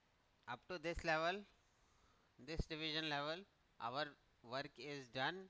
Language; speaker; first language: English; non-native, local second language; Hindi